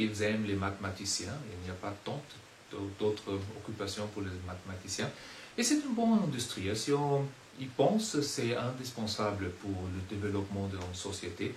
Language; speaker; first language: French; non-native, fluent; German